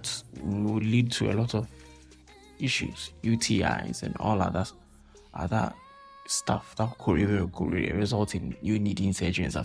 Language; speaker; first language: English; non-native, local second language; Akan